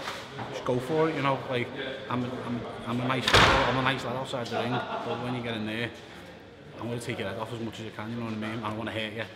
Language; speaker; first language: English; native; English